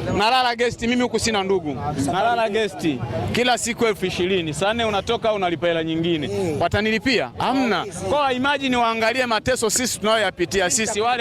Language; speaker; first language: Swahili; non-native, local second language; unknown